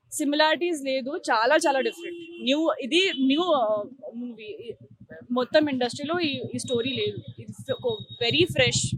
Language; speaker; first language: Telugu; non-native, learner; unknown